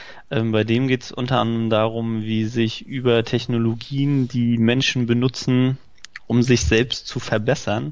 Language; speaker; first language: German; native; German